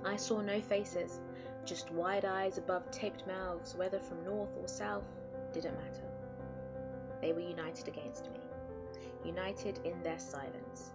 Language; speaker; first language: English; native; English